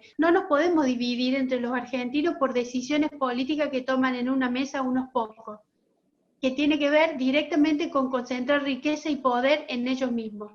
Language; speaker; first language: Spanish; native; Spanish